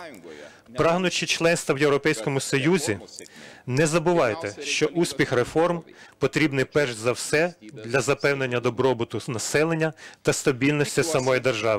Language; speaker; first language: Ukrainian; non-native, learner; Lithuanian